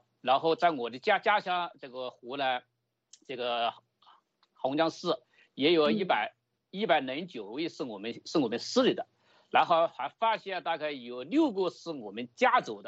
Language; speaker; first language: Chinese; native; Chinese